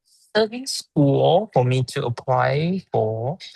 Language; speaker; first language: English; non-native, learner; Chinese